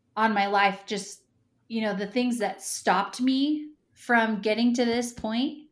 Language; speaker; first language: English; native; English